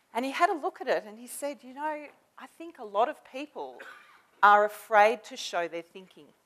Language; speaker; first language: English; native; English